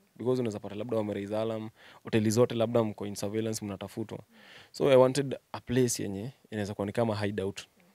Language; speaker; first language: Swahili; native; Swahili